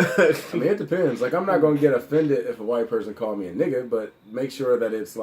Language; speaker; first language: English; native; English